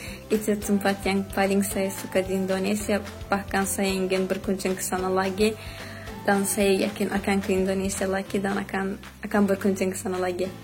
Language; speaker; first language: Indonesian; non-native, fluent; Azerbaijani